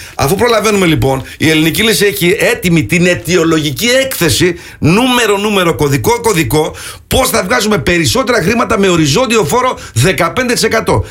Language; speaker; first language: Greek; early bilingual, heritage; Greek